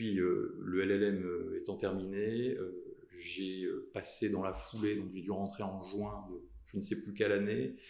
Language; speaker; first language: French; native; French